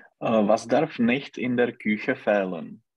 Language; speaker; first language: German; non-native, learner; Czech